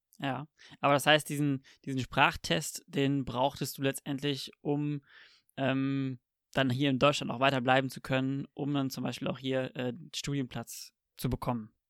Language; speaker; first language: German; native; German